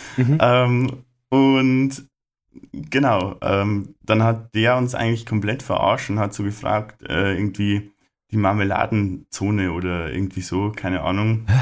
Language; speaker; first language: German; native; German